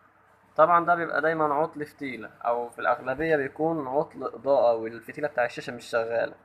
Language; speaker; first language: Arabic; native; Arabic